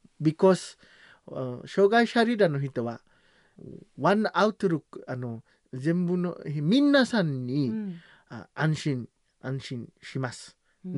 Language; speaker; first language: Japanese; non-native, learner; Samoan